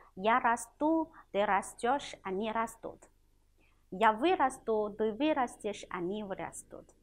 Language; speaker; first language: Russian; non-native, fluent; Chinese